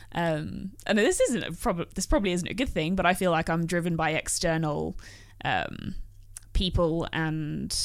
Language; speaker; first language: English; native; English